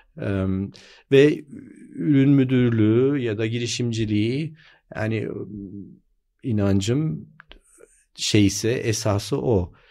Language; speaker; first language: Turkish; early bilingual, heritage; Turkish